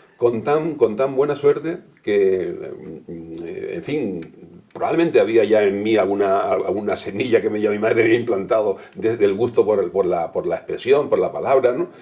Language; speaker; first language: Spanish; native; Spanish